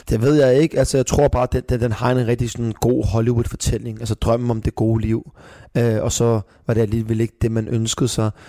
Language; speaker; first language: Danish; early bilingual, other home language; Persian